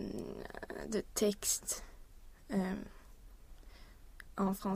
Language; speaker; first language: French; non-native, learner; Swedish